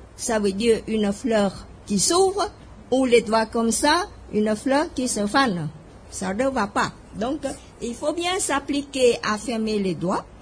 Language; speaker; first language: French; non-native, fluent; Khmer